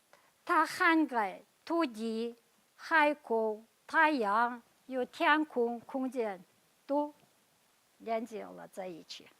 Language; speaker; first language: Chinese; non-native, fluent; Kazakh